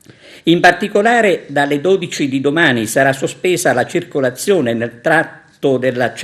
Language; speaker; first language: Italian; native; Italian